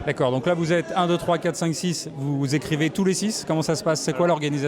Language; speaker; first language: French; native; French